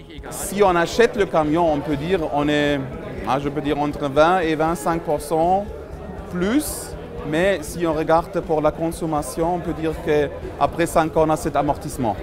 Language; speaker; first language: French; non-native, fluent; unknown